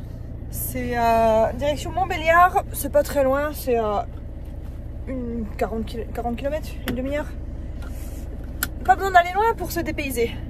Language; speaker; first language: French; native; French